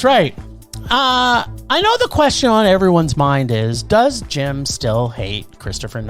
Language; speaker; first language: English; native; English